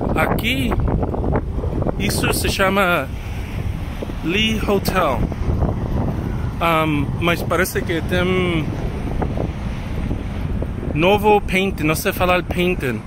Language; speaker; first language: Portuguese; non-native, learner; English